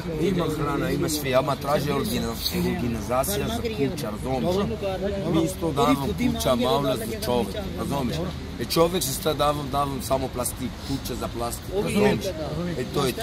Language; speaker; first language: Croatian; non-native, learner; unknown